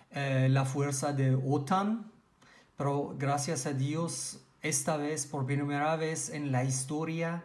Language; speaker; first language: Spanish; non-native, learner; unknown